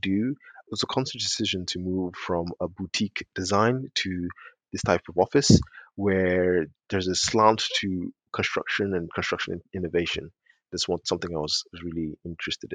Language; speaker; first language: English; native; English